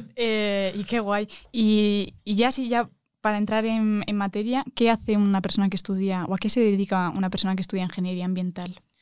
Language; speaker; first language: Spanish; native; Spanish